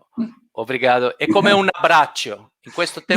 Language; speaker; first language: Italian; non-native, fluent; Portuguese